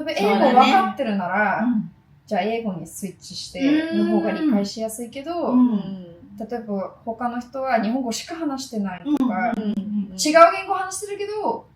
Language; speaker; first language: Japanese; non-native, fluent; English